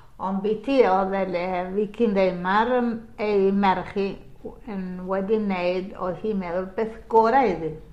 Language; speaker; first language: Welsh; native; Welsh